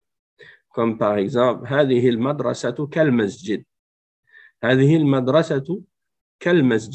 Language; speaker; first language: Arabic; non-native, fluent; French